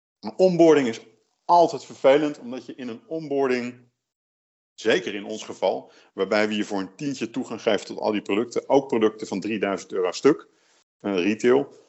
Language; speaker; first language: Dutch; native; Dutch